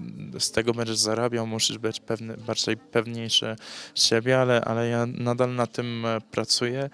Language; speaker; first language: Polish; early bilingual, heritage; English